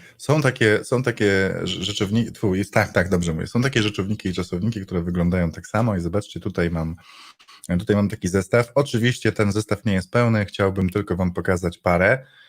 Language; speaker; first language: Polish; native; Polish